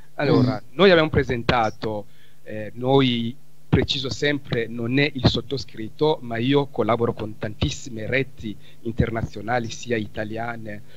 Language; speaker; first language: Italian; non-native, fluent; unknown